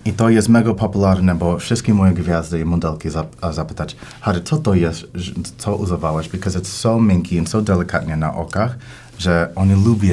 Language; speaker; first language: Polish; non-native, learner; English